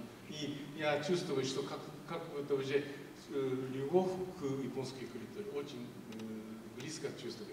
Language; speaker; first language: Russian; non-native, fluent; Japanese